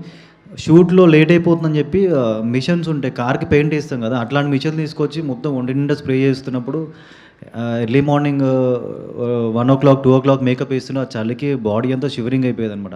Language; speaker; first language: Telugu; native; Telugu